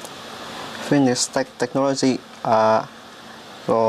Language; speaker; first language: Japanese; non-native, learner; Vietnamese